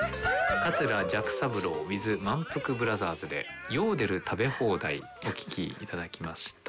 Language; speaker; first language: Japanese; native; Japanese